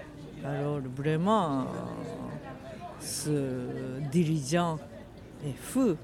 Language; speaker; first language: French; non-native, fluent; Japanese